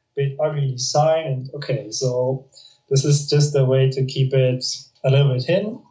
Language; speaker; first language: English; non-native, fluent; German